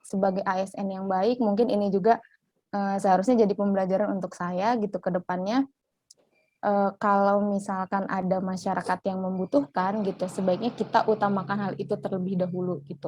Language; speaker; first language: Indonesian; native; Indonesian